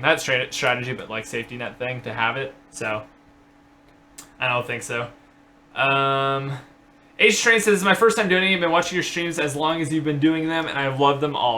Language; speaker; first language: English; native; English